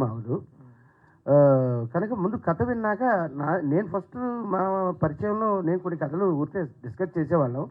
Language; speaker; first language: Telugu; native; Telugu